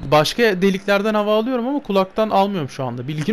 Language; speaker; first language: Turkish; native; Turkish